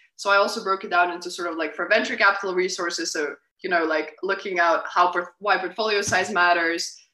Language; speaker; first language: English; non-native, fluent; Lithuanian